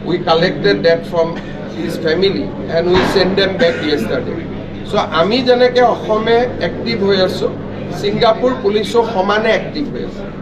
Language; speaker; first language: English; non-native, local second language; Assamese